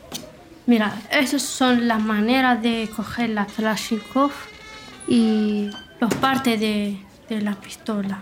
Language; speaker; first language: Spanish; non-native, fluent; Arabic